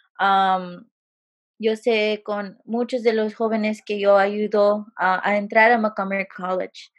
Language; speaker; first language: Spanish; early bilingual, heritage; Spanish